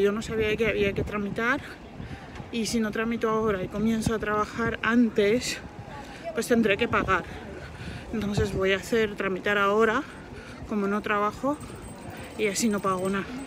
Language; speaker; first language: Spanish; non-native, fluent; Georgian